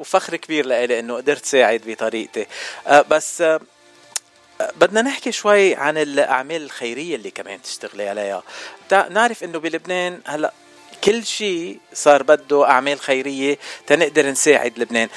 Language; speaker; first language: Arabic; native; Arabic